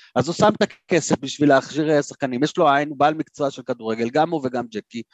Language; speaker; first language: Hebrew; native; Hebrew